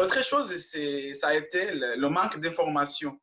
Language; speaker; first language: French; non-native, local second language; Kinyarwanda